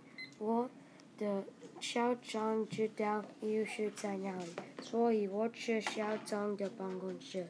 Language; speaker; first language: Chinese; non-native, learner; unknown